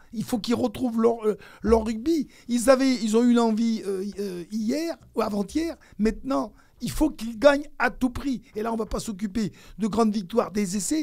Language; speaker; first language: French; native; French